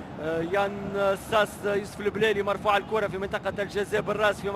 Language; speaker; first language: Arabic; native; Arabic